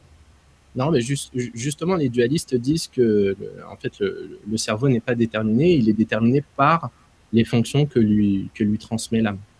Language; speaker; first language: French; native; French